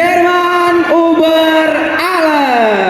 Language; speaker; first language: German; non-native, learner; Indonesian